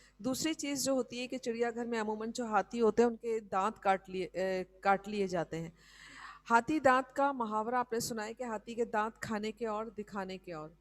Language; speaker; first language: Urdu; native; Urdu